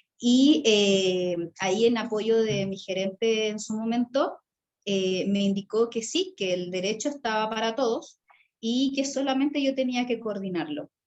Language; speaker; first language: Spanish; native; Spanish